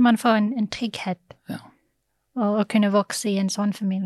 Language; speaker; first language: Norwegian; non-native, fluent; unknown